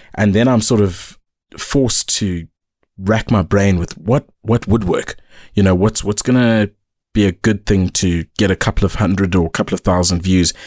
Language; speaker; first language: English; native; English